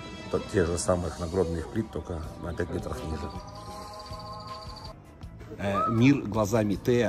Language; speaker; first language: Russian; native; Russian